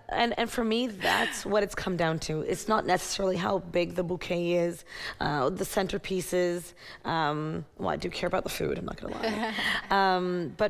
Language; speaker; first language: English; native; English